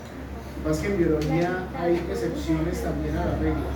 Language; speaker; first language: Spanish; native; Spanish